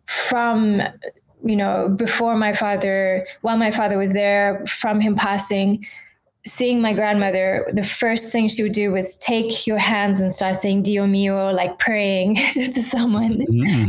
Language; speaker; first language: English; native; English